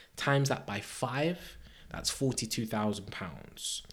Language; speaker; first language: English; native; English